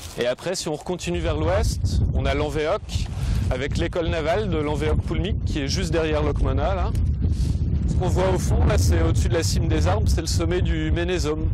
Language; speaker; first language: French; native; French